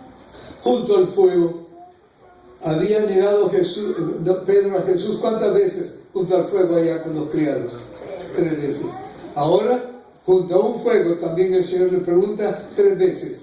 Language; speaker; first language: Spanish; native; Spanish